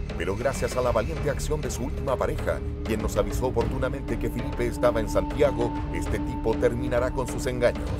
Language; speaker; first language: Spanish; native; Spanish